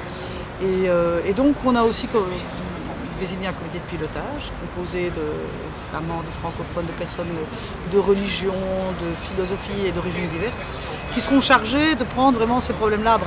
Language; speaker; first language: French; native; French